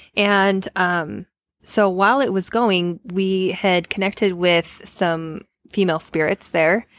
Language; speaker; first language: English; native; English